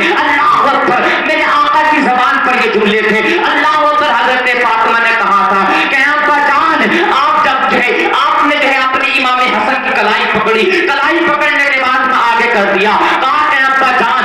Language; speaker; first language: Urdu; native; Urdu